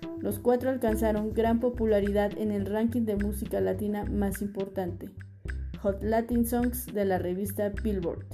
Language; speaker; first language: Spanish; native; Spanish